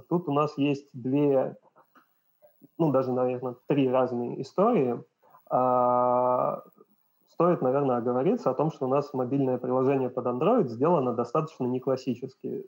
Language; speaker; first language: Russian; native; Russian